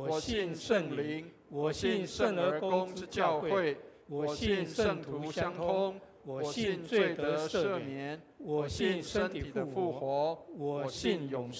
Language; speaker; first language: Chinese; native; Chinese